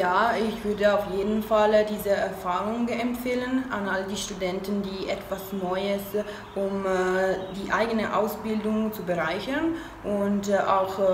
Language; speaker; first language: German; non-native, fluent; Italian